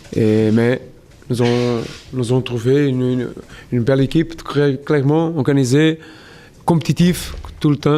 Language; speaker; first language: French; non-native, learner; Portuguese